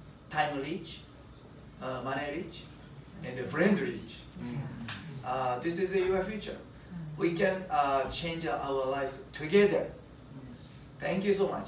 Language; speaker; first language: English; non-native, learner; Japanese